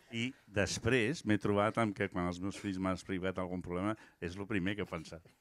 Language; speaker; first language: Catalan; early bilingual, other home language; French